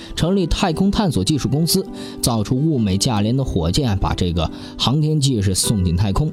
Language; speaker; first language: Chinese; native; Chinese